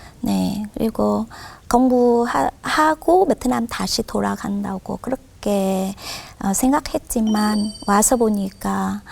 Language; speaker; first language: Korean; non-native, fluent; Vietnamese